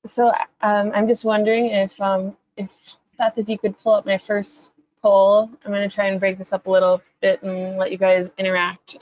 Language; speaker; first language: English; native; English